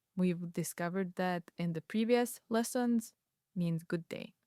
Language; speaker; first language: English; non-native, fluent; Czech